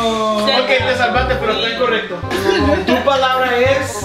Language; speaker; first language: Spanish; early bilingual, heritage; Spanish